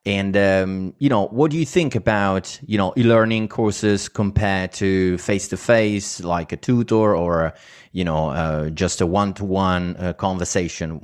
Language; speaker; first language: English; non-native, fluent; Italian